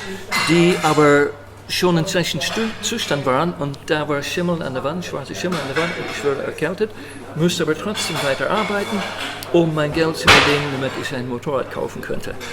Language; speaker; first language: German; non-native, fluent; English